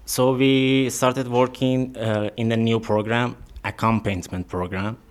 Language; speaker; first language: English; non-native, learner; Persian